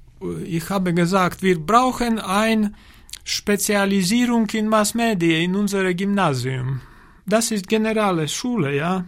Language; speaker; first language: German; non-native, learner; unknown